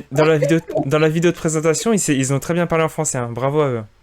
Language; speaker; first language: French; native; French